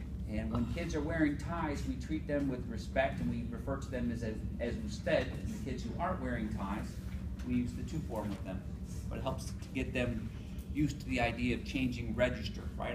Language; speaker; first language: English; native; English